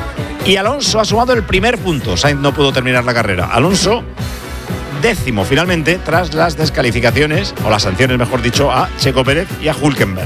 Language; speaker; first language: Spanish; native; Spanish